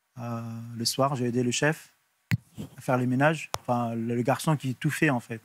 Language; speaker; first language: French; non-native, local second language; Arabic